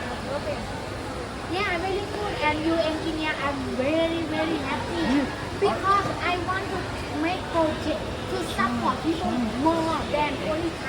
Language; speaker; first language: English; non-native, learner; Thai